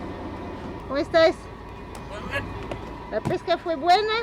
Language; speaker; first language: Spanish; non-native, learner; French